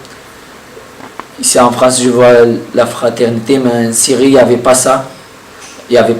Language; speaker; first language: French; non-native, learner; Kurdish